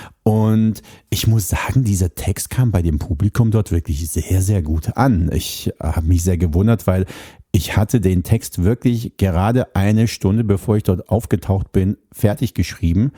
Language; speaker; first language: German; native; German